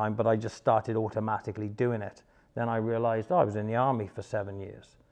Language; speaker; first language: English; native; English